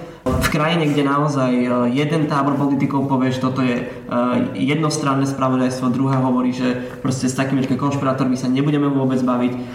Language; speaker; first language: Slovak; native; Slovak